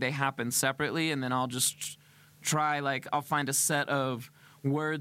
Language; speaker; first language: English; native; English